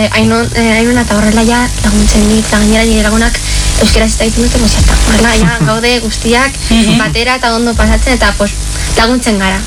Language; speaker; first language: Basque; non-native, local second language; Spanish